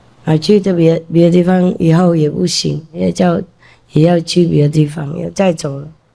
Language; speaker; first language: Chinese; non-native, fluent; Vietnamese